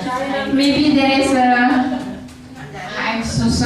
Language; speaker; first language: English; non-native, learner; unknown